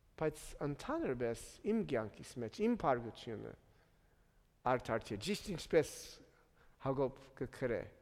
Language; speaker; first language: Armenian; early bilingual, heritage; Armenian